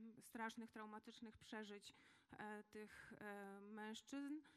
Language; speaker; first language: Polish; native; Polish